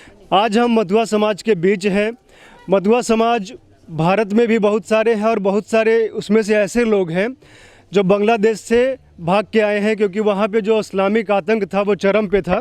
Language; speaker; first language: Hindi; native; Hindi